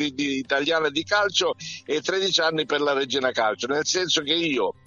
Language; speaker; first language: Italian; native; Italian